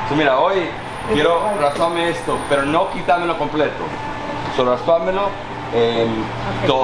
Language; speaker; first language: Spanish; non-native, learner; English